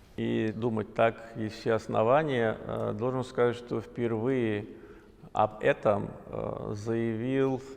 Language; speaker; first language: Russian; non-native, local second language; Azerbaijani